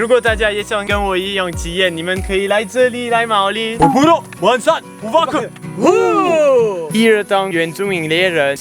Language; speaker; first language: Chinese; non-native, fluent; French